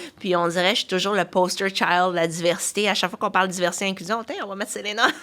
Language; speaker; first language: French; early bilingual, other home language; Chinese